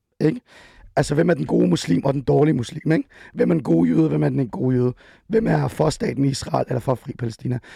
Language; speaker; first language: Danish; early bilingual, other home language; Persian